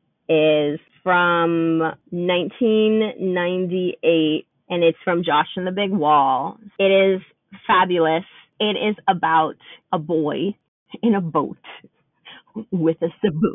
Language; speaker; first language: English; native; English